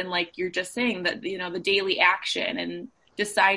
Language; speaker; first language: English; native; English